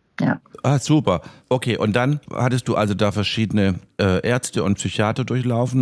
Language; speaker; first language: German; native; German